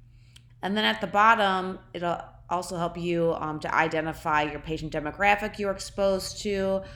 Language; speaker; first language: English; native; English